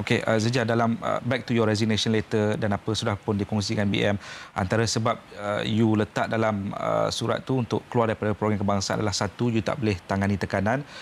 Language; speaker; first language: Malay; native; Malay